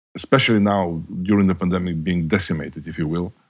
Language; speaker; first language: English; non-native, fluent; Bulgarian